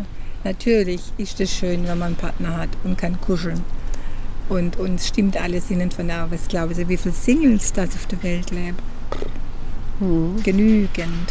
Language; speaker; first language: German; native; German